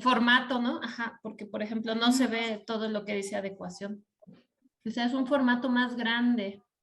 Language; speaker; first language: Spanish; native; Spanish